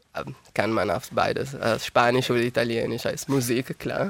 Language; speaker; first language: German; non-native, learner; Italian